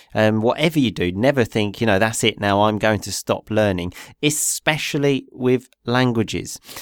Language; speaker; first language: English; native; English